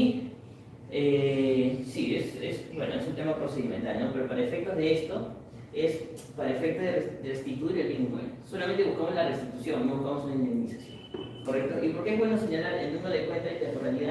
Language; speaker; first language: Spanish; native; Spanish